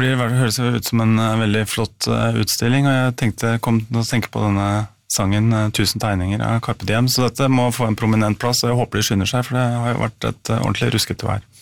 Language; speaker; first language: Norwegian; native; Norwegian